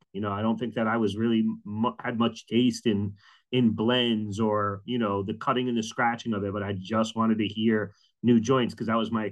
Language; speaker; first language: English; native; English